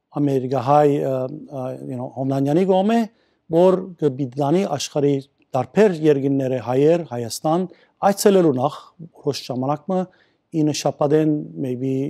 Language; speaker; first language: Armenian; early bilingual, heritage; Armenian